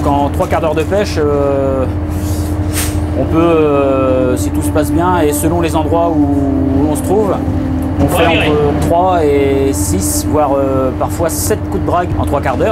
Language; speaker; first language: French; native; French